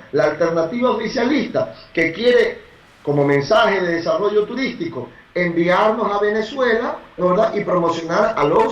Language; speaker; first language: Spanish; native; Spanish